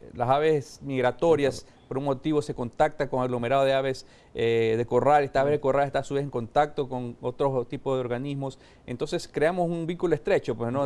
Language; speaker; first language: Spanish; native; Spanish